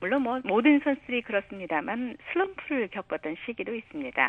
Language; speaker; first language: Korean; native; Korean